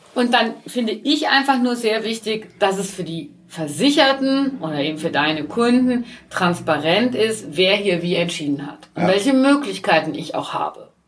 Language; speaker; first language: German; native; German